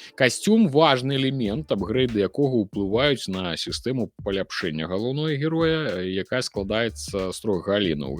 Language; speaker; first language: Belarusian; non-native, local second language; Russian